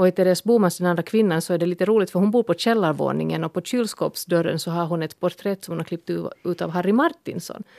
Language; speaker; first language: Swedish; native; Swedish